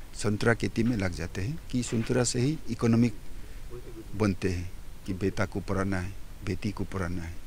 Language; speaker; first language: Hindi; non-native, local second language; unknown